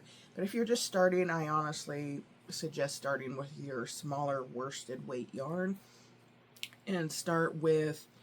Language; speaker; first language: English; native; English